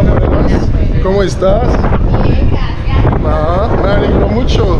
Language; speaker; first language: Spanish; non-native, learner; French